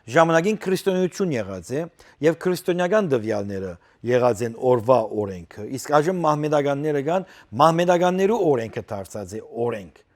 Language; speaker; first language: Armenian; early bilingual, heritage; Armenian